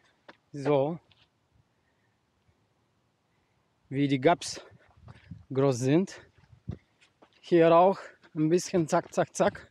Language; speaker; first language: German; non-native, learner; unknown